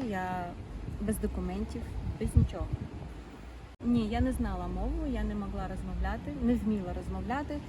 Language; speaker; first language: Ukrainian; non-native, local second language; Russian